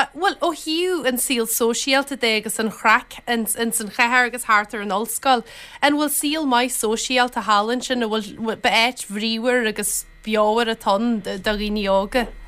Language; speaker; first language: Irish; native; Irish